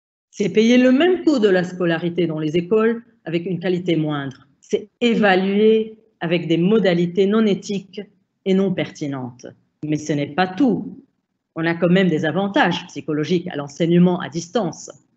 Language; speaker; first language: French; non-native, local second language; Arabic